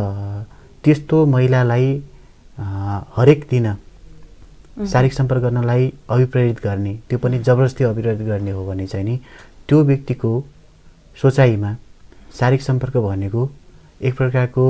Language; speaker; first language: Nepali; native; Nepali